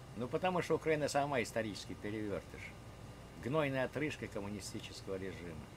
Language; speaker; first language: Russian; native; Russian